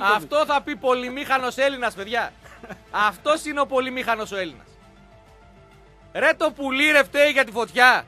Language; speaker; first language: Greek; native; Greek